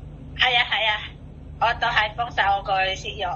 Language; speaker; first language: Cantonese; non-native, fluent; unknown